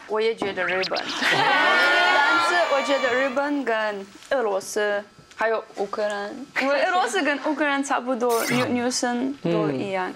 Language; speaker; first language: Chinese; non-native, fluent; Russian